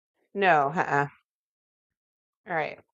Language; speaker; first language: English; native; English